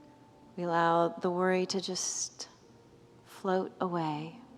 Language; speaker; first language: English; native; English